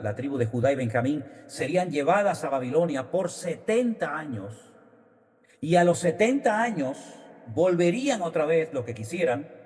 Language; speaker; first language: Spanish; native; Spanish